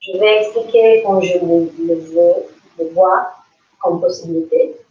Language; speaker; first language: French; non-native, learner; English